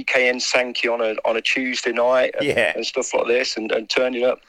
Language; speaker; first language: English; native; English